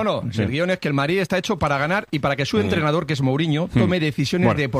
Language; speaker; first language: Spanish; native; Spanish